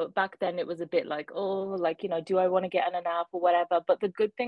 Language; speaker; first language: English; native; English